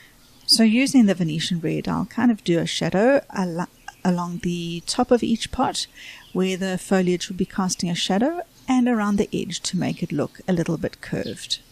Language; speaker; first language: English; native; English